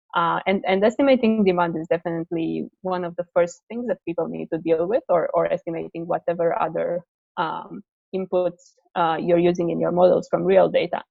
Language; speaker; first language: English; non-native, fluent; Romanian